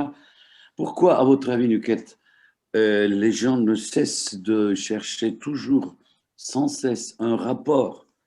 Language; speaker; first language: French; non-native, fluent; Turkish